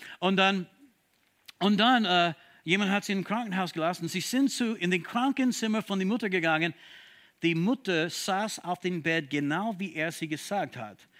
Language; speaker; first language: German; non-native, fluent; English